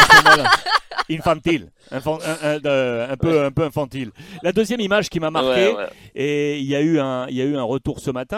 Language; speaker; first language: French; native; French